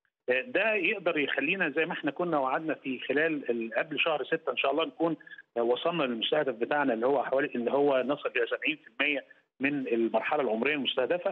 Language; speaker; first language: Arabic; native; Arabic